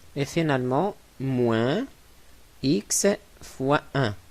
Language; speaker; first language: French; non-native, local second language; Arabic